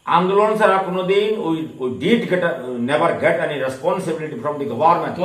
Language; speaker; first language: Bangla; non-native, local second language; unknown